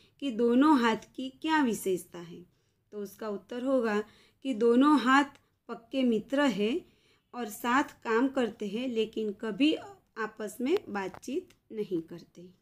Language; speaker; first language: Hindi; non-native, local second language; Gujarati